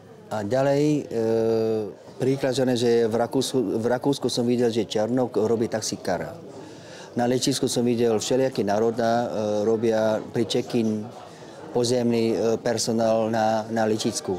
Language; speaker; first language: Slovak; non-native, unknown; Vietnamese